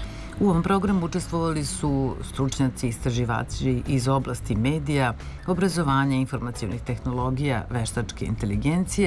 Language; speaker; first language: Serbian; native; Serbian